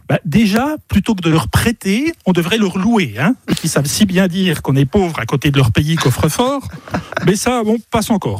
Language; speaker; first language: French; native; French